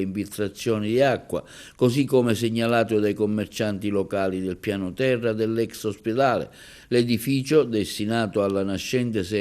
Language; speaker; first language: Italian; native; Italian